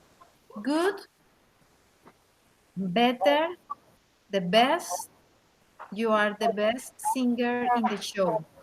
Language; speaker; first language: English; non-native, learner; Spanish